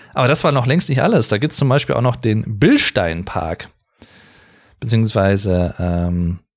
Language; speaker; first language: German; native; German